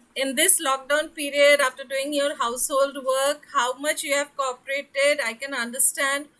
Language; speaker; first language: English; non-native, local second language; Hindi